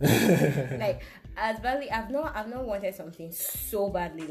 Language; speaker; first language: English; non-native, local second language; Igbo